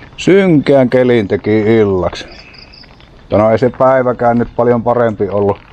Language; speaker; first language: Finnish; native; Finnish